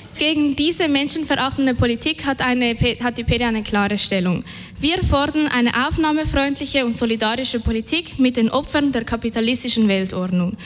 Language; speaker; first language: German; native; German